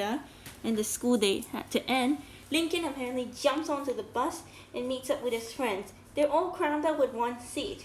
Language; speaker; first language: English; native; English